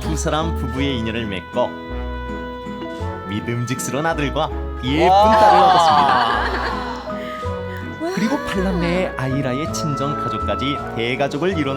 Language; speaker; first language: Korean; native; Korean